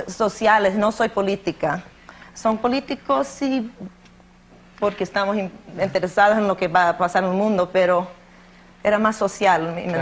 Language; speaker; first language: Spanish; early bilingual, heritage; Spanish